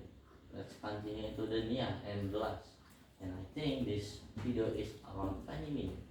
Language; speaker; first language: English; non-native, learner; Indonesian